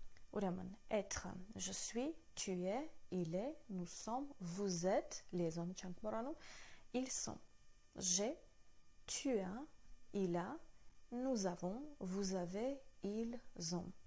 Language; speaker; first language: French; non-native, fluent; Armenian